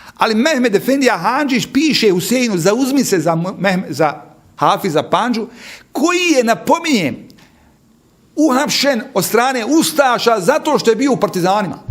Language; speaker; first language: Bosnian; native; Bosnian